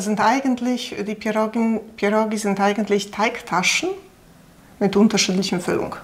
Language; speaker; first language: German; non-native, fluent; Polish